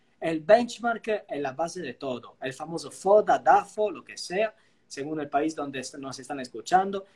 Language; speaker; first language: Spanish; non-native, fluent; Italian